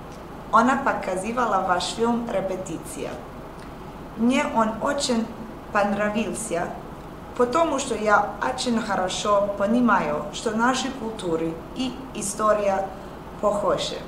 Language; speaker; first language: Russian; non-native, learner; Serbian